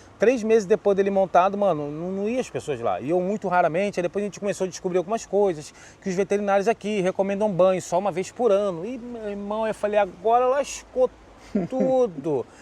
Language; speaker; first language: Portuguese; native; Portuguese